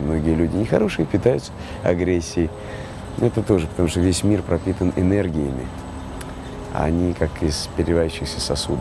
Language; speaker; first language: Russian; native; Russian